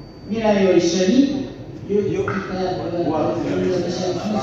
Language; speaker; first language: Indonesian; non-native, learner; Japanese